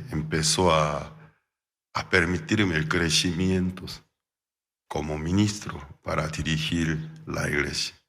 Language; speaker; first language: Spanish; non-native, fluent; Korean